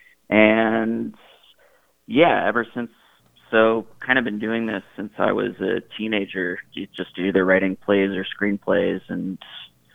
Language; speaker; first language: English; native; English